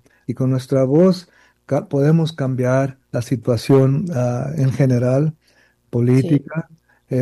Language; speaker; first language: Spanish; early bilingual, heritage; Spanish